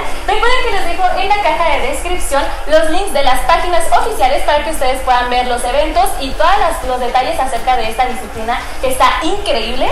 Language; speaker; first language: Spanish; native; Spanish